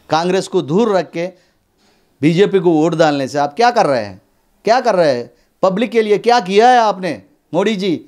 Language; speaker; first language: Hindi; non-native, local second language; Telugu